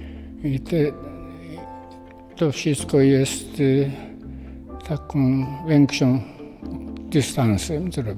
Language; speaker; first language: Polish; non-native, fluent; Japanese